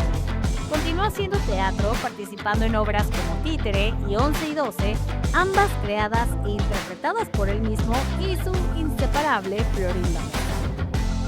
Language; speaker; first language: Spanish; native; Spanish